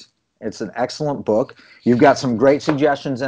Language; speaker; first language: English; native; English